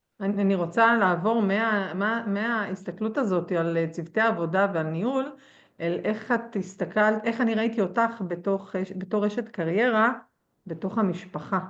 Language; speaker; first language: Hebrew; native; Hebrew